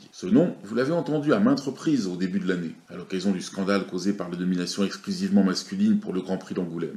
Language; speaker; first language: French; native; French